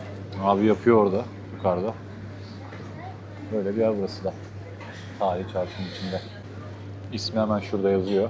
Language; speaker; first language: Turkish; native; Turkish